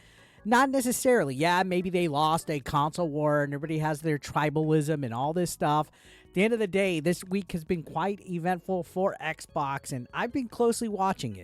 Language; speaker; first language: English; native; English